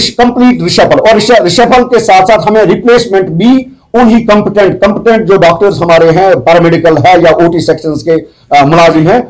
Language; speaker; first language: Urdu; non-native, local second language; Kashmiri